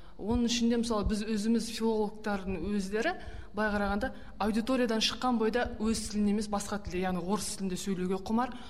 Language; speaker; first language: Kazakh; native; Kazakh